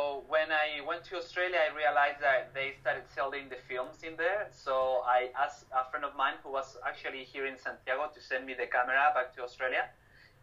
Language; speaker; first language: English; non-native, fluent; Spanish